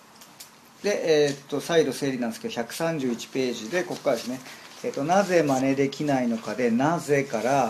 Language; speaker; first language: Japanese; native; Japanese